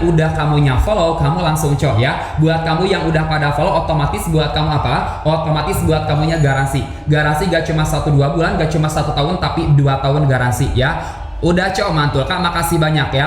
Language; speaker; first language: Indonesian; native; Indonesian